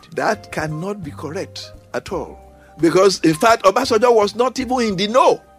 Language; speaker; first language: English; non-native, local second language; Yoruba